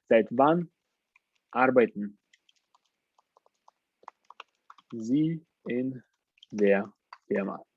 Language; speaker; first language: German; non-native, fluent; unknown